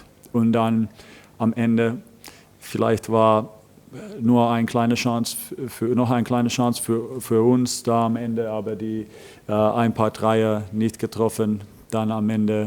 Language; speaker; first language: German; non-native, fluent; Finnish